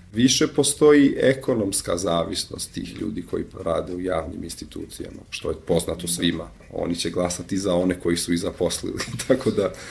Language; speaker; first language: Serbian; non-native, local second language; Albanian